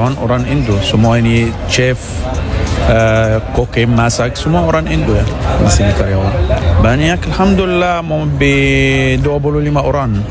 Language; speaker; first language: Indonesian; non-native, learner; Arabic